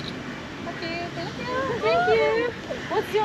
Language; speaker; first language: English; non-native, learner; Turkish